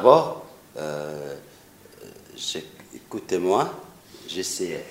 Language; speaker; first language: French; non-native, learner; Mongolian